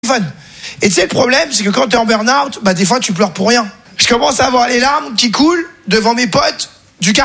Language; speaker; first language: French; native; French